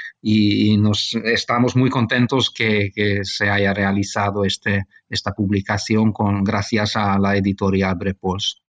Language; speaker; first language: Spanish; non-native, fluent; Hungarian